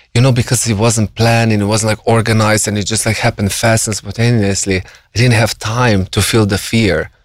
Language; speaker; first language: English; non-native, fluent; Slovenian